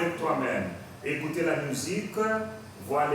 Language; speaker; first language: French; non-native, learner; Portuguese